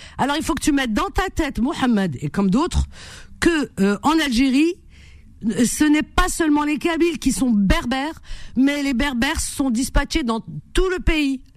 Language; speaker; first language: French; native; French